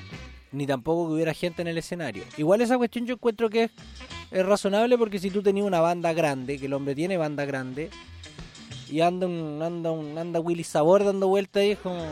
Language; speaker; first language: Spanish; native; Spanish